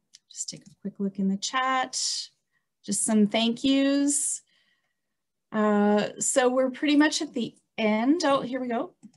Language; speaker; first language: English; native; English